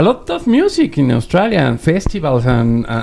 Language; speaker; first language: English; non-native, learner; Spanish